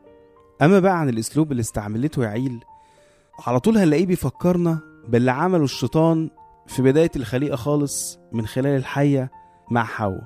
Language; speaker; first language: Arabic; native; Arabic